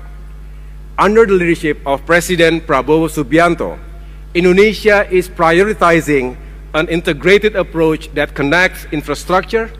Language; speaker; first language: English; non-native, fluent; Indonesian